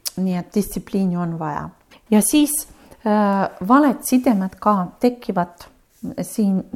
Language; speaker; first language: Estonian; native; Estonian